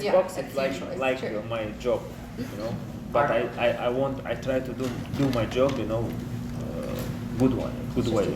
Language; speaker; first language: English; non-native, learner; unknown